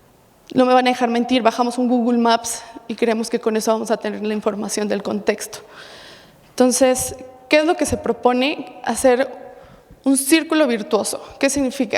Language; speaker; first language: Spanish; native; Spanish